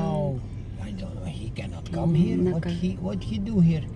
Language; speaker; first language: English; non-native, fluent; Dutch